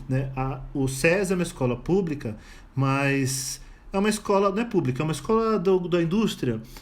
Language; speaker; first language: Portuguese; native; Portuguese